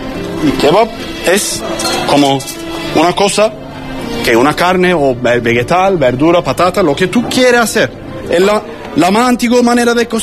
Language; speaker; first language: Spanish; non-native, learner; Turkish